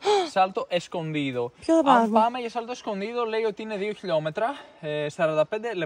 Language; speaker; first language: Greek; native; Greek